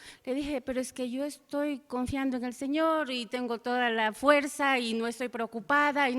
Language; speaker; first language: Spanish; native; Spanish